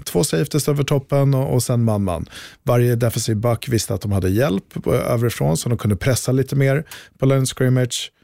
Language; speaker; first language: Swedish; native; Swedish